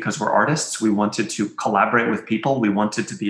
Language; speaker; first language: English; native; English